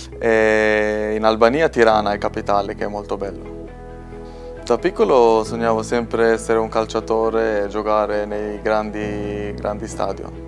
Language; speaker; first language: Italian; non-native, fluent; Albanian